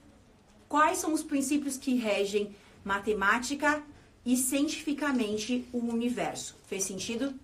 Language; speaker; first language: Portuguese; native; Portuguese